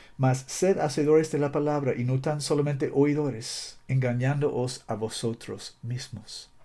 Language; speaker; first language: Spanish; non-native, fluent; English